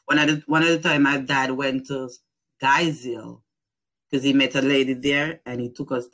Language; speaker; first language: English; non-native, local second language; Jamaican Creole English